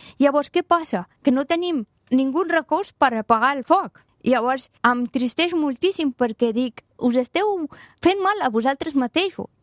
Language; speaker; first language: Catalan; non-native, fluent; Persian